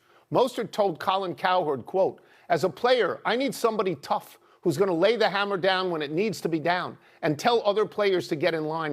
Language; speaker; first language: English; native; English